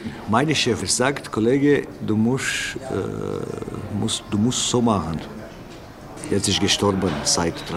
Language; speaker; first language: German; non-native, learner; Romanian